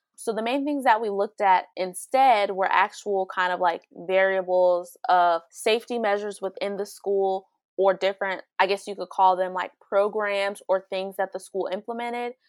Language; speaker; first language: English; native; English